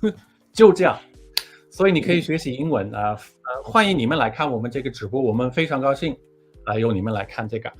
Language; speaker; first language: Chinese; non-native, fluent; English